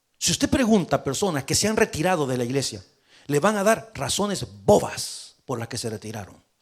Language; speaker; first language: Spanish; native; Spanish